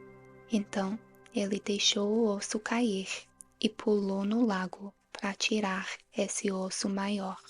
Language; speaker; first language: Portuguese; non-native, fluent; English